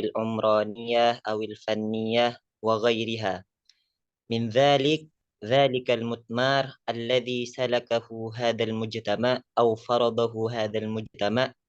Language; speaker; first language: Arabic; non-native, learner; Indonesian